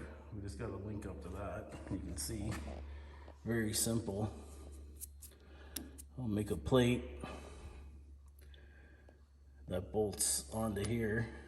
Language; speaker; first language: English; native; English